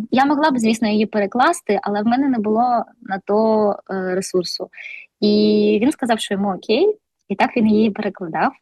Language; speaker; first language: Ukrainian; non-native, local second language; Russian